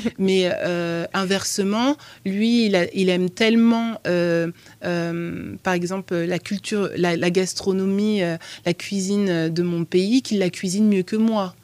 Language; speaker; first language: French; native; French